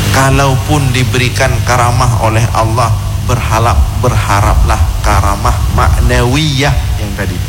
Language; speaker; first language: Malay; non-native, local second language; Achinese